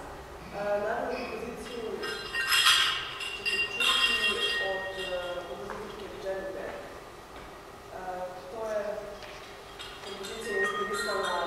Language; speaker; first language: Serbian; native; Serbian